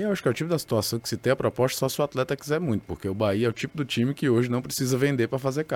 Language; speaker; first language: Portuguese; native; Portuguese